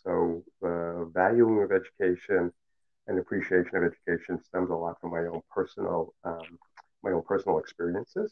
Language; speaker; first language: English; early bilingual, other home language; Cantonese